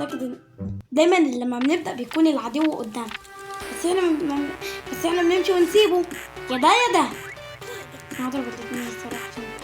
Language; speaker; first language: Arabic; native; Arabic